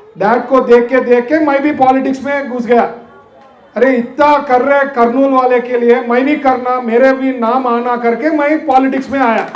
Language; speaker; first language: Hindi; non-native, local second language; Telugu